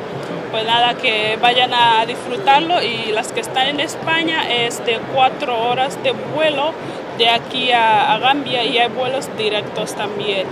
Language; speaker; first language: Spanish; non-native, fluent; Fula